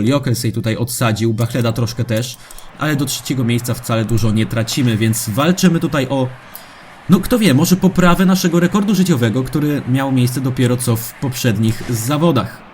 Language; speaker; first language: Polish; native; Polish